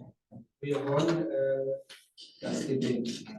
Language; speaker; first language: German; non-native, learner; Rundi